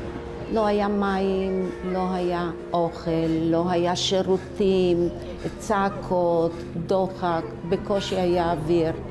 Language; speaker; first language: Hebrew; early bilingual, other home language; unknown